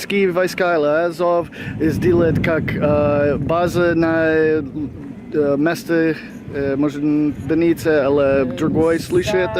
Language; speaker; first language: Russian; non-native, learner; English